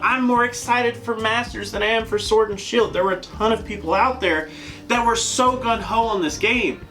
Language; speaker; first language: English; native; English